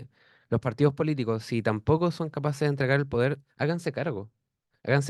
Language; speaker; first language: Spanish; native; Spanish